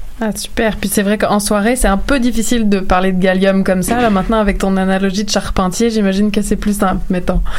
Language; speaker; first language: French; native; French